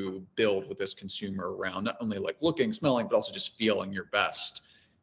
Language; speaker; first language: English; native; English